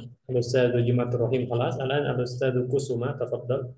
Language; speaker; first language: Arabic; non-native, fluent; Indonesian